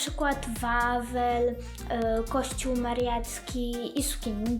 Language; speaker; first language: Polish; early bilingual, other home language; Ukrainian